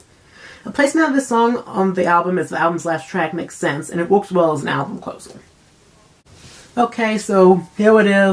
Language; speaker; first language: English; native; English